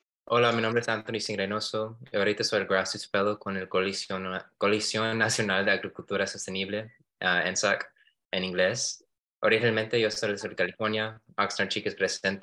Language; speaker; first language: Spanish; early bilingual, heritage; Spanish